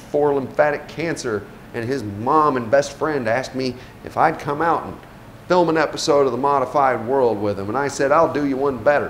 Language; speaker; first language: English; native; English